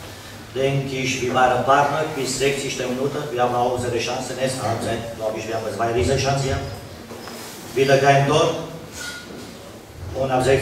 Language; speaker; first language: German; non-native, fluent; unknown